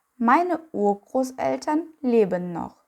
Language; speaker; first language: German; non-native, fluent; Ukrainian